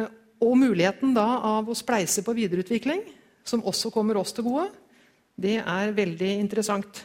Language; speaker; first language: Norwegian; native; Norwegian